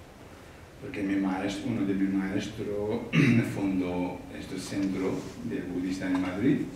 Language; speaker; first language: Spanish; non-native, learner; Tibetan